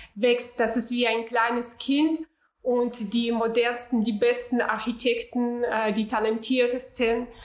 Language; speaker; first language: German; non-native, fluent; Russian